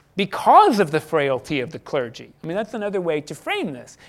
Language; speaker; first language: English; native; English